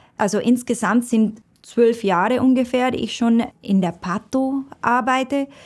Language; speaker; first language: German; non-native, fluent; Spanish